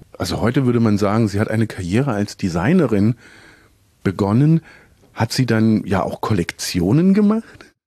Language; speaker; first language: German; native; German